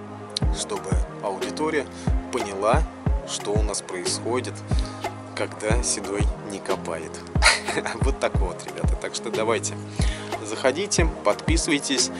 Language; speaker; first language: Russian; native; Russian